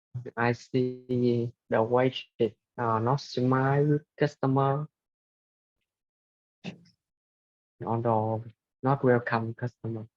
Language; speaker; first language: English; non-native, learner; Vietnamese